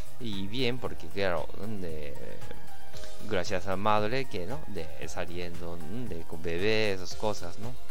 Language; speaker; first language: Spanish; non-native, learner; Japanese